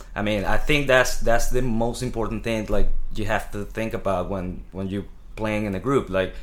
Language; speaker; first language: English; non-native, fluent; Spanish